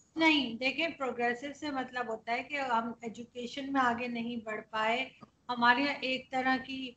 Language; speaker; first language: Urdu; native; Urdu